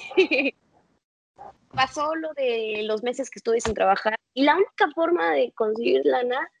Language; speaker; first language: Spanish; native; Spanish